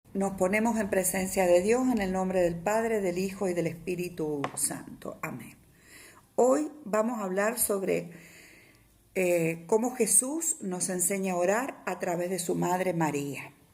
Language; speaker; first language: Spanish; native; Spanish